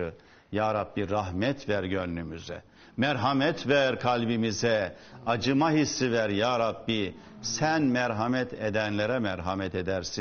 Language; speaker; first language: Turkish; native; Turkish